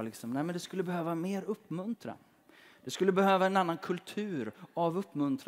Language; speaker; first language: Swedish; native; Swedish